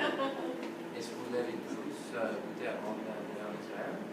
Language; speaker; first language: French; native; French